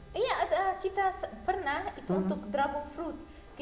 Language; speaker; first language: Indonesian; non-native, learner; Arabic